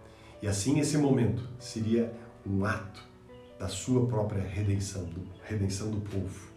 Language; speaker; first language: Portuguese; native; Portuguese